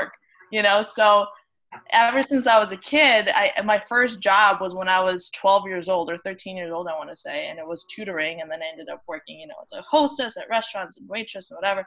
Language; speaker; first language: English; non-native, fluent; Romanian